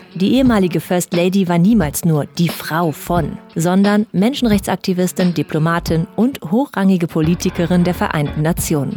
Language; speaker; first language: German; native; German